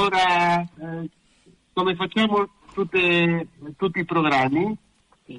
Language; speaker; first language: Italian; non-native, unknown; Catalan